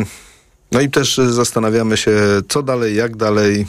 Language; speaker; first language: Polish; native; Polish